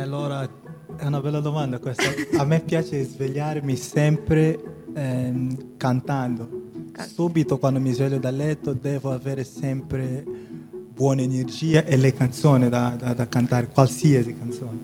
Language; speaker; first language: Italian; non-native, fluent; Portuguese